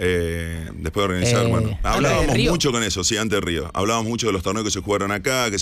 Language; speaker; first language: Spanish; native; Spanish